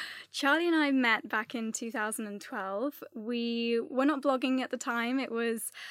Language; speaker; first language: English; native; English